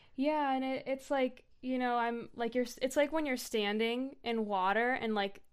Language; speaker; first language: English; native; English